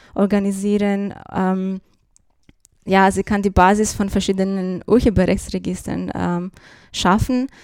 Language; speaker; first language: German; non-native, fluent; Greek